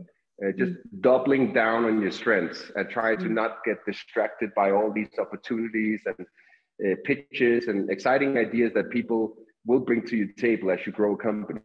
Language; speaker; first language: English; non-native, fluent; Danish